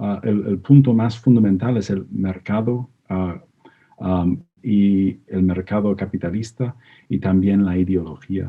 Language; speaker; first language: Spanish; non-native, fluent; English